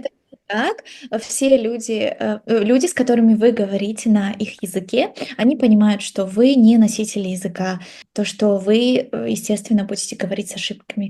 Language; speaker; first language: Russian; non-native, local second language; Kazakh